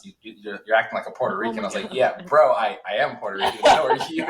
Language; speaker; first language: English; native; English